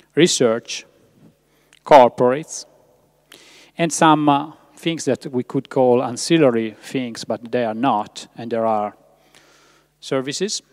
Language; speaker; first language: English; non-native, fluent; Italian